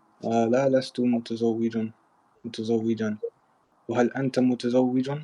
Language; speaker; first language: Arabic; non-native, learner; English